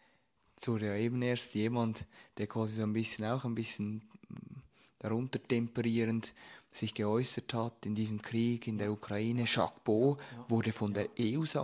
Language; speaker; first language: German; native; German